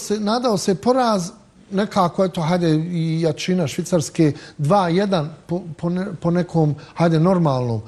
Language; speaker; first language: Serbian; native; Serbian